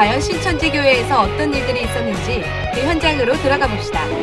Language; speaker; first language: Korean; native; Korean